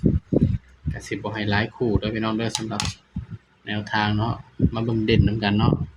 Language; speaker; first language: Thai; non-native, local second language; Northeastern Thai